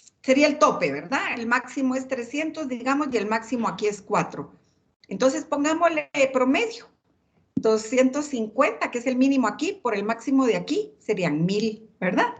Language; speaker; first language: Spanish; native; Spanish